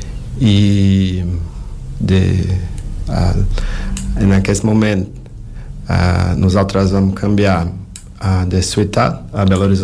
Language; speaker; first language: Catalan; non-native, fluent; Portuguese